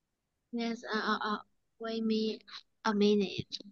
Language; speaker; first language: English; non-native, learner; Vietnamese